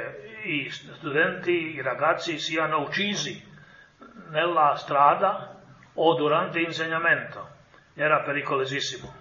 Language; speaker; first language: Italian; non-native, fluent; Croatian